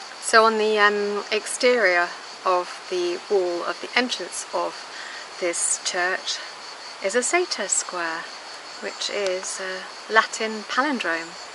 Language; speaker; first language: English; early bilingual, other home language; German